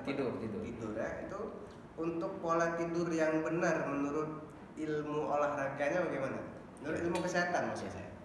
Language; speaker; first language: Indonesian; native; Indonesian